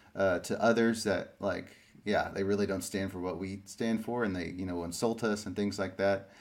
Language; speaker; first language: English; native; English